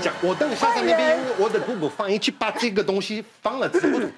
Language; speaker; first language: Chinese; non-native, fluent; Portuguese